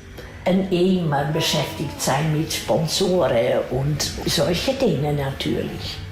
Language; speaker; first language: German; non-native, fluent; Dutch